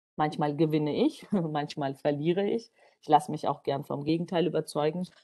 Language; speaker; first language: German; non-native, fluent; Georgian